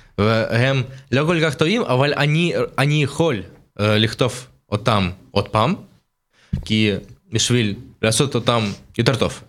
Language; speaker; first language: Hebrew; non-native, learner; Russian